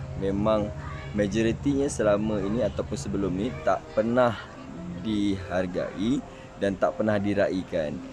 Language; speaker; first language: Malay; native; Malay